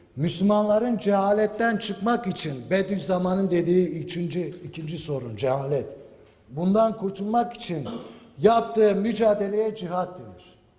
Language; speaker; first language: Turkish; native; Turkish